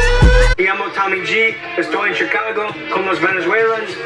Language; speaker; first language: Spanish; non-native, learner; English